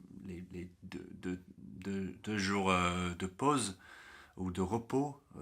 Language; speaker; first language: French; non-native, learner; English